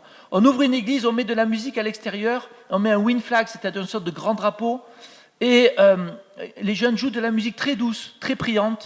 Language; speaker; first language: French; native; French